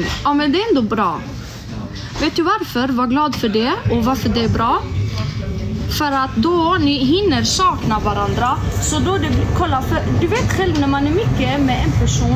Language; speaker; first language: Swedish; early bilingual, other home language; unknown